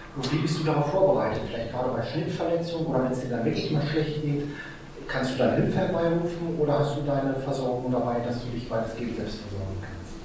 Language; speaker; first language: German; early bilingual, other home language; Russian